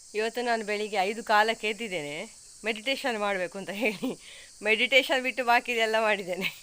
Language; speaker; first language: Kannada; non-native, local second language; Tulu